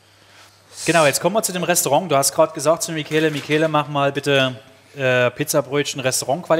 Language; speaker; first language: German; native; German